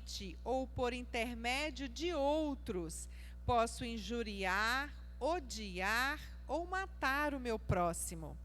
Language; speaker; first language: Portuguese; native; Portuguese